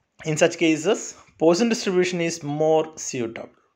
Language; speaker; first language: English; non-native, local second language; Malayalam